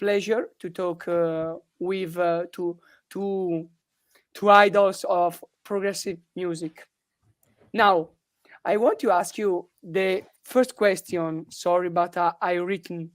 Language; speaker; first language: English; non-native, learner; Italian